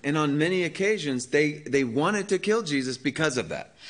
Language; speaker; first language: English; native; English